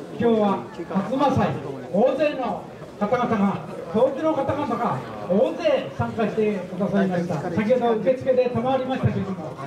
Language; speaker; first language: Japanese; native; Japanese